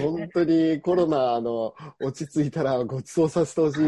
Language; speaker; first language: Japanese; native; Japanese